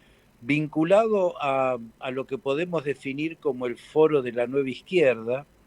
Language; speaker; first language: Spanish; native; Spanish